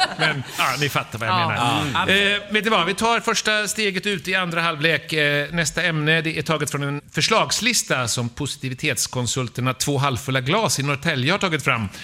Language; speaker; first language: Swedish; native; Swedish